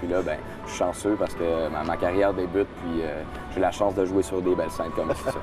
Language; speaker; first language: French; native; French